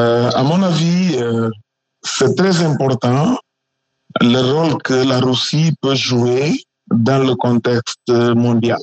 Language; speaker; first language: French; non-native, fluent; Portuguese